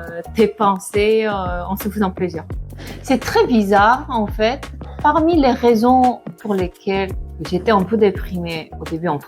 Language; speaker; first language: French; non-native, fluent; Korean